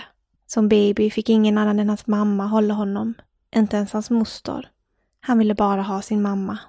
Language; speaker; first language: Swedish; native; Swedish